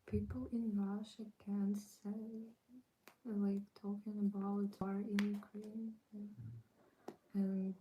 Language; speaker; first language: English; non-native, learner; Ukrainian